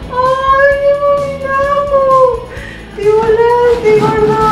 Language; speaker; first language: Spanish; native; Spanish